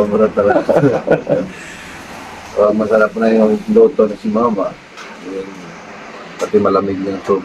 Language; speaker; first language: Filipino; non-native, learner; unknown